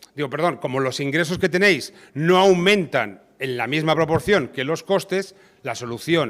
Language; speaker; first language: Spanish; native; Spanish